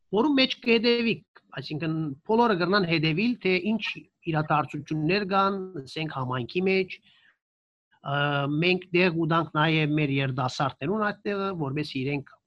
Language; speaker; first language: Armenian; early bilingual, heritage; Armenian